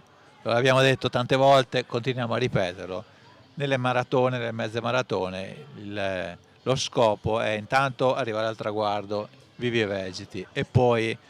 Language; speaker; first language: Italian; native; Italian